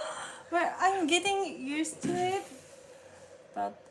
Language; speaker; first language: English; non-native, learner; Japanese